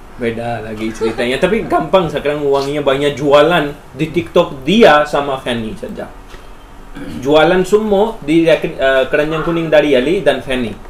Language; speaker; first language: Indonesian; non-native, fluent; Urdu